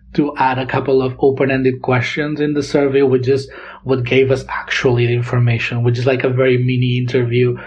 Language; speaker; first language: English; non-native, fluent; Catalan